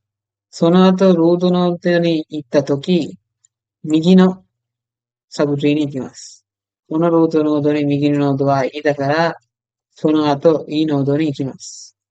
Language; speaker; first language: Japanese; non-native, fluent; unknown